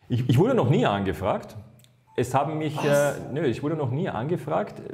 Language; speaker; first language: German; native; German